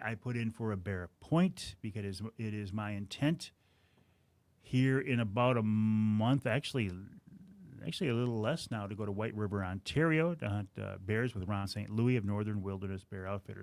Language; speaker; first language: English; native; English